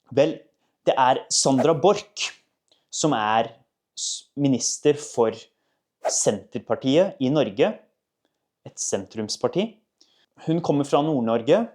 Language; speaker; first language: Norwegian; native; Norwegian